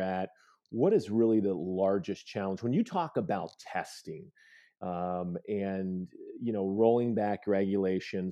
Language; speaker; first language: English; native; English